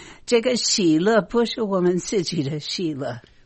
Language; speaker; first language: Chinese; non-native, fluent; English